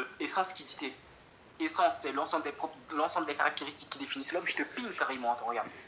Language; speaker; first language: French; native; French